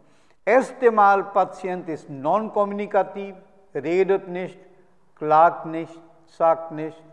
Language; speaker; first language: German; non-native, fluent; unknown